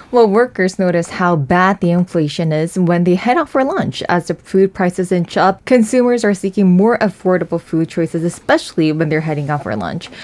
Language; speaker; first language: English; non-native, fluent; Korean